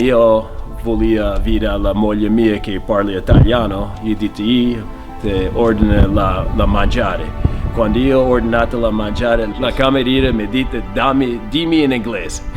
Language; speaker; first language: Italian; early bilingual, heritage; Italian